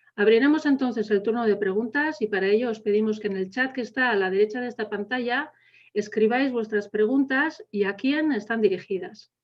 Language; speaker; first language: Spanish; native; Spanish